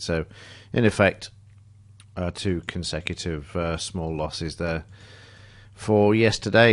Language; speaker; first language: English; native; English